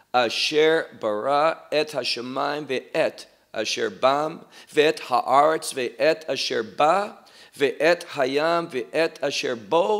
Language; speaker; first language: Hebrew; non-native, fluent; English